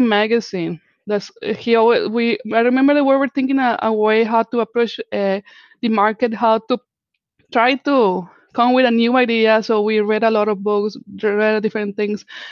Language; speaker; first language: English; non-native, fluent; Spanish